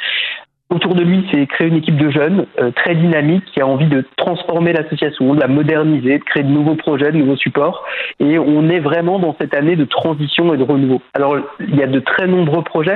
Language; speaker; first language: French; native; French